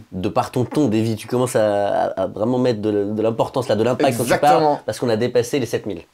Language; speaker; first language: French; native; French